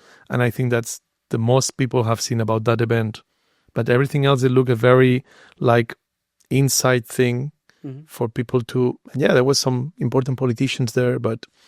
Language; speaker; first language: English; non-native, fluent; Spanish